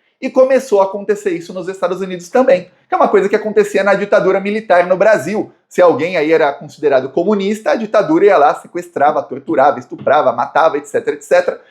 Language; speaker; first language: Portuguese; native; Portuguese